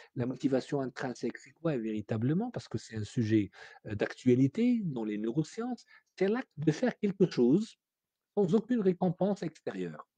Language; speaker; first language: French; non-native, local second language; Arabic